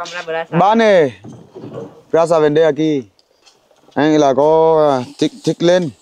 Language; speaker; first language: Vietnamese; non-native, learner; Portuguese